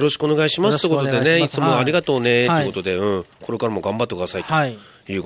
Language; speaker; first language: Japanese; native; Japanese